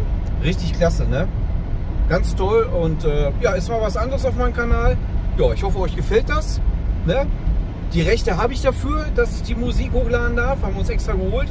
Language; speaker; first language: German; native; German